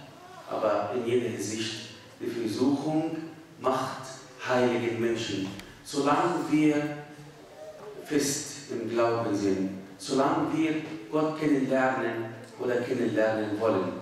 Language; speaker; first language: German; non-native, fluent; Arabic